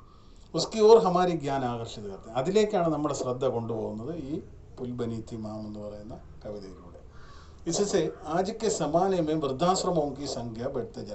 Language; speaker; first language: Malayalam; native; Malayalam